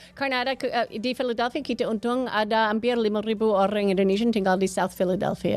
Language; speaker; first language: Indonesian; non-native, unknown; English